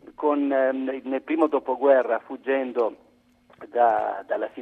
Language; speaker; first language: Italian; early bilingual, other home language; Croatian